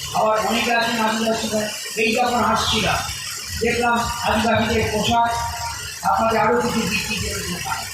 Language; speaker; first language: Bangla; native; Bangla